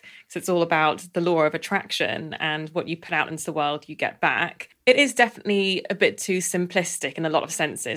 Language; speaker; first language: English; native; English